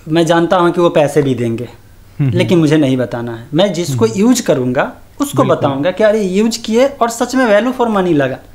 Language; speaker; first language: Hindi; native; Hindi